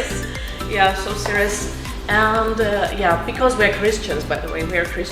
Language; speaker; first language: English; non-native, fluent; Russian